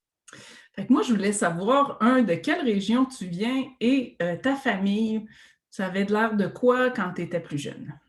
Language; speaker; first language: French; native; French